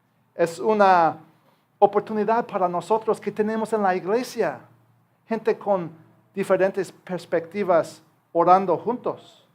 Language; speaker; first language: Spanish; non-native, fluent; English